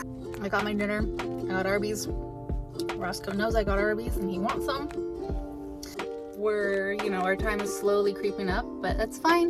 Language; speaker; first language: English; native; English